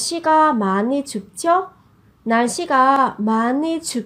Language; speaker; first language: Korean; non-native, fluent; Vietnamese